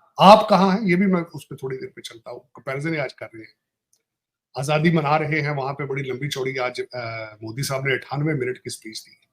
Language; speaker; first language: Urdu; non-native, local second language; Punjabi